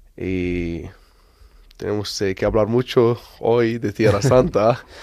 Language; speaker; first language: Spanish; non-native, learner; Arabic